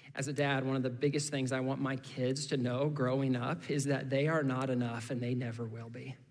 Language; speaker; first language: English; native; English